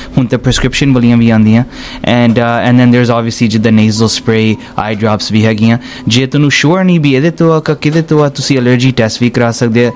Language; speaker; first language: Punjabi; early bilingual, heritage; Punjabi